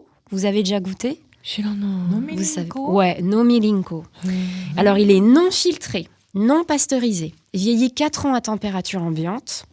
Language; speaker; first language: French; native; French